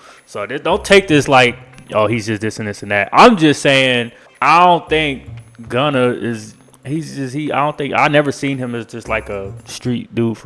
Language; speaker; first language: English; native; English